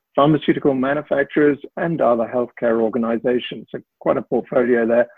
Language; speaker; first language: English; native; English